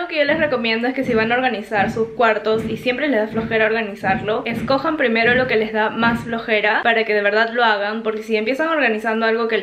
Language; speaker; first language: Spanish; native; Spanish